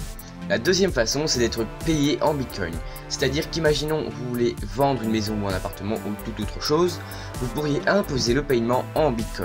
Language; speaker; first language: French; native; French